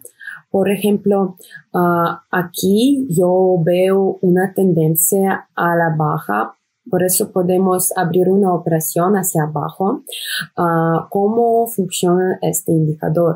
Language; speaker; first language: Spanish; non-native, fluent; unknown